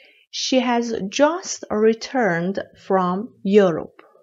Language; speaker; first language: English; non-native, fluent; Persian